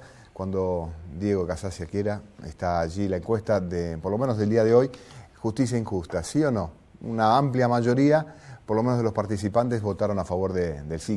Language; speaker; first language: Spanish; native; Spanish